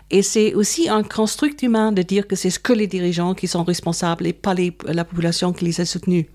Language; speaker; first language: French; non-native, fluent; German